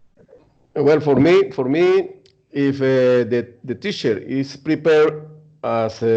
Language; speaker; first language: English; non-native, learner; Spanish